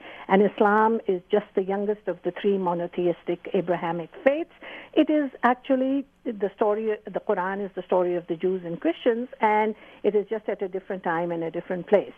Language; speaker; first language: English; non-native, local second language; Urdu